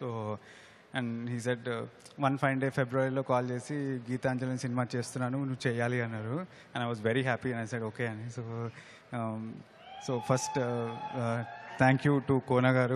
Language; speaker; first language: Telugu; early bilingual, heritage; Telugu